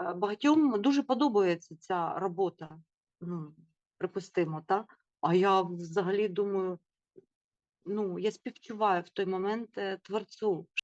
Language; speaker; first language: Ukrainian; non-native, fluent; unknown